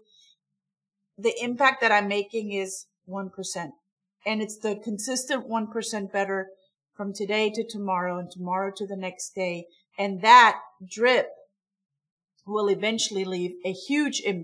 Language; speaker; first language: English; non-native, fluent; German